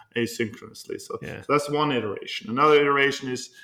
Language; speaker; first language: English; non-native, fluent; Norwegian